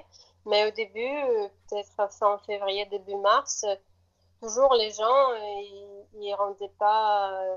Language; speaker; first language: French; non-native, fluent; Russian